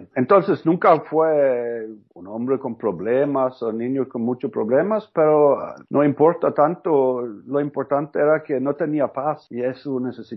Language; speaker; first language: Spanish; non-native, learner; Norwegian